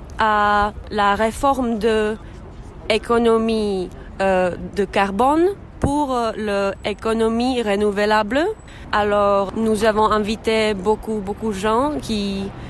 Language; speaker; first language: French; non-native, learner; Czech